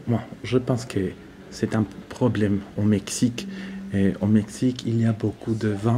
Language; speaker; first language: French; non-native, learner; Spanish